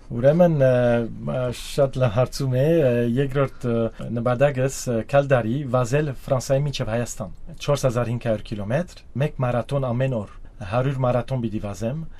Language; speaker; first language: Armenian; early bilingual, heritage; Armenian